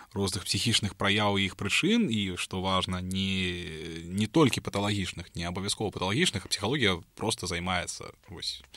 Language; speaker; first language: Belarusian; non-native, local second language; Russian